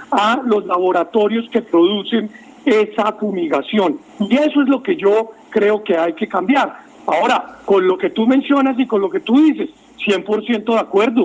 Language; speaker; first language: Spanish; native; Spanish